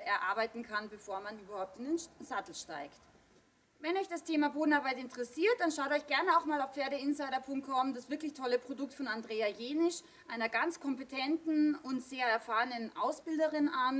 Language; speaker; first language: German; native; German